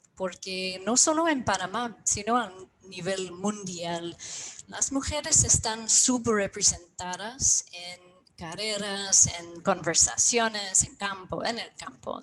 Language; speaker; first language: Spanish; non-native, fluent; English